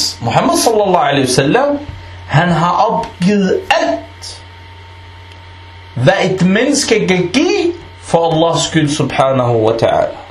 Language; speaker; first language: Danish; non-native, fluent; Arabic